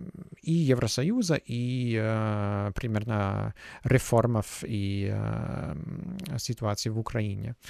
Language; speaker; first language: Russian; non-native, fluent; German